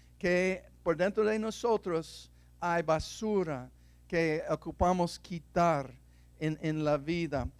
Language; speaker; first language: Spanish; non-native, fluent; English